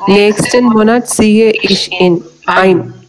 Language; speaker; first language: German; non-native, learner; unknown